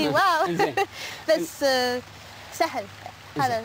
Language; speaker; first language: Arabic; non-native, learner; English